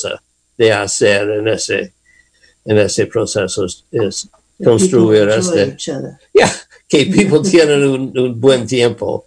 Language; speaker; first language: Spanish; non-native, learner; English